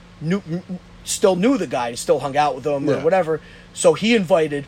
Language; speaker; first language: English; native; English